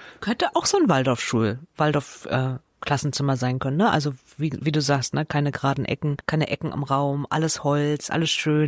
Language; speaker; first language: German; native; German